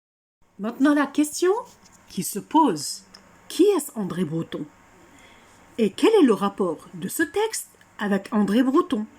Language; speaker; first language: French; non-native, fluent; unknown